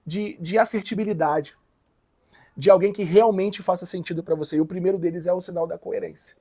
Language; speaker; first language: Portuguese; native; Portuguese